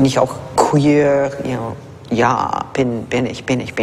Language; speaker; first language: German; non-native, fluent; English